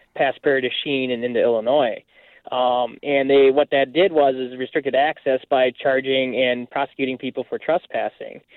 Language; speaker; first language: English; native; English